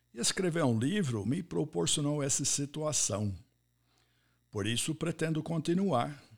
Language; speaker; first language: Portuguese; non-native, fluent; English